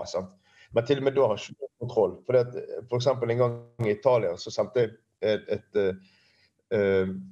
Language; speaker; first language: Norwegian; native; Norwegian